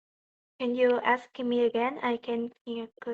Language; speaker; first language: English; non-native, learner; Vietnamese